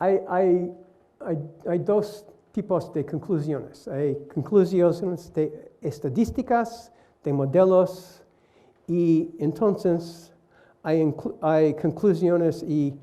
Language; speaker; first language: Spanish; non-native, learner; English